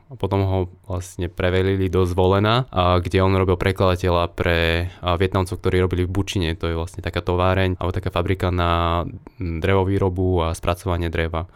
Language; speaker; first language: Slovak; early bilingual, other home language; Vietnamese